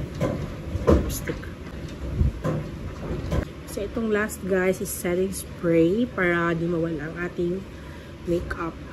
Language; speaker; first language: Filipino; non-native, local second language; Hiligaynon